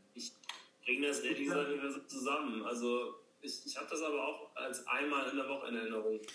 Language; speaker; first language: German; native; German